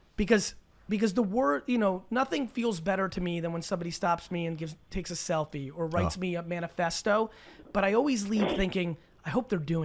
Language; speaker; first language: English; early bilingual, other home language; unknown